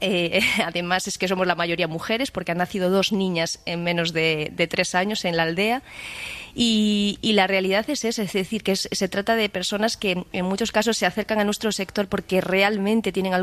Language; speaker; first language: Spanish; native; Spanish